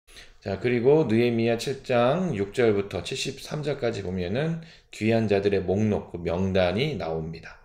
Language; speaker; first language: Korean; native; Korean